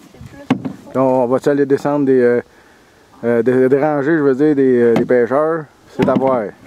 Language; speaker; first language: French; native; French